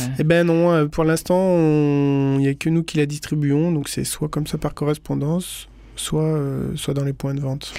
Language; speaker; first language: French; native; French